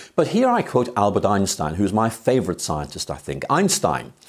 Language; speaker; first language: English; native; English